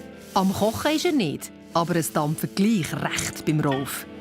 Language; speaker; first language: German; native; German